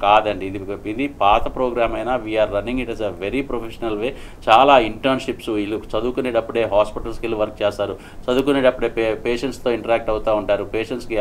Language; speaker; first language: Telugu; native; Telugu